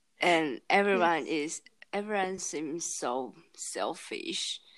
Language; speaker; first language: English; non-native, learner; Chinese